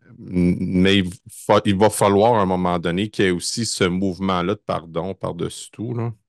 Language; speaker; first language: French; native; French